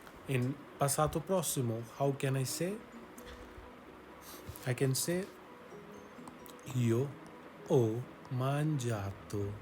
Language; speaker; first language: Italian; non-native, learner; English